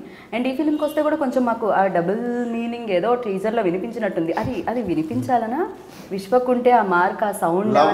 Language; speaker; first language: Telugu; native; Telugu